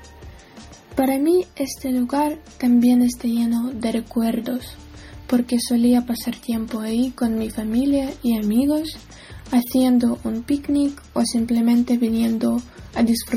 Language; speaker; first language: Spanish; non-native, learner; Ukrainian